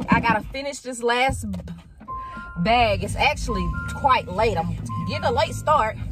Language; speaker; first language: English; native; English